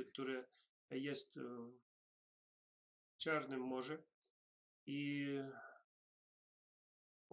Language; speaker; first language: Polish; non-native, learner; Russian